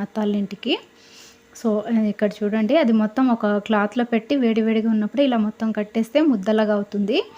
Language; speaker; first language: Telugu; non-native, local second language; Lambadi